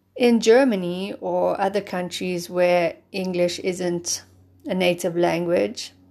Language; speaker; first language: English; native; English